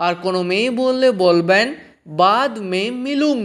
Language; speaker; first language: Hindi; non-native, fluent; Bangla